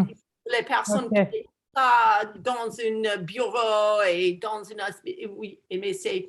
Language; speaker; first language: French; non-native, learner; English